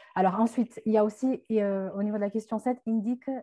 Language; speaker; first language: French; native; French